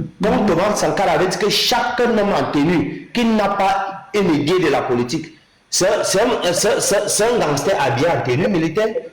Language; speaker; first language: French; non-native, local second language; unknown